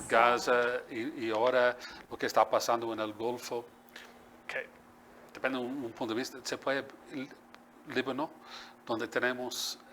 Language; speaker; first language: Spanish; non-native, fluent; English